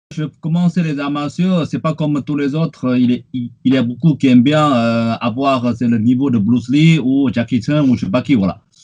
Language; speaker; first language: French; non-native, fluent; Chinese